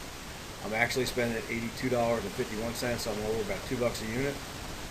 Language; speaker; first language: English; native; English